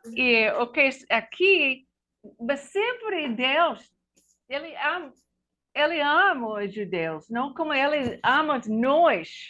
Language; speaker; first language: Portuguese; non-native, learner; English